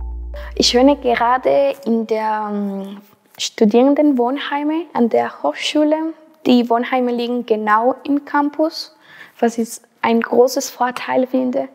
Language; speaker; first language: German; non-native, fluent; Spanish